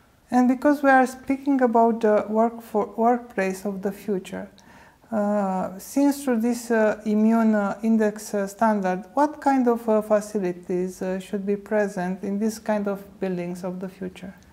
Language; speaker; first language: English; non-native, fluent; Romanian